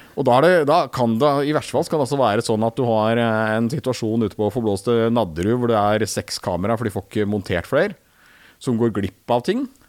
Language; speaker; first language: Norwegian; native; Norwegian